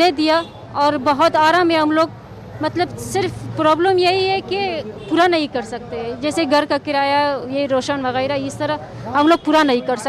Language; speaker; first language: Hindi; non-native, learner; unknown